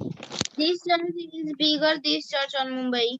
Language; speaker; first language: English; non-native, learner; Hindi